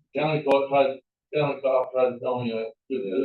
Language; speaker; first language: English; native; English